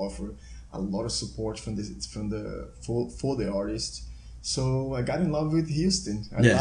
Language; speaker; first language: English; non-native, fluent; Portuguese